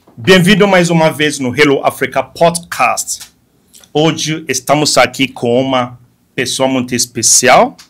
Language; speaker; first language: Portuguese; non-native, fluent; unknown